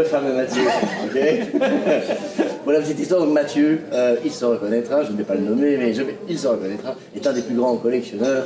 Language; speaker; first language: French; native; French